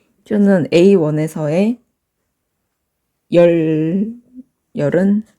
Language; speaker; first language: Korean; native; Korean